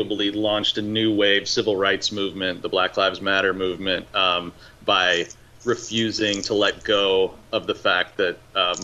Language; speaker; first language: English; native; English